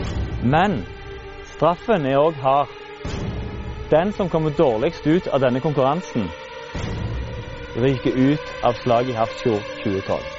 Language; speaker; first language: Norwegian; native; Norwegian